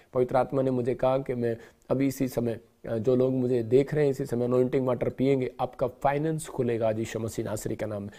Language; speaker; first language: Hindi; non-native, local second language; Punjabi